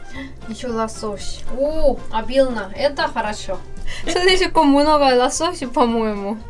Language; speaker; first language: Russian; non-native, fluent; Korean